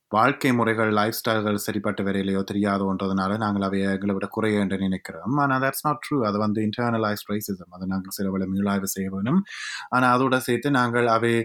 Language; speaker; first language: Tamil; native; Tamil